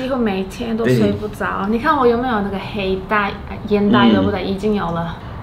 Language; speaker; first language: Chinese; non-native, fluent; Turkish